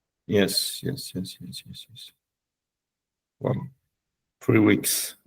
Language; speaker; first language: English; non-native, learner; French